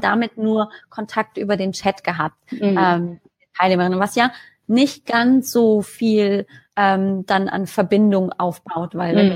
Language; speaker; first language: German; native; German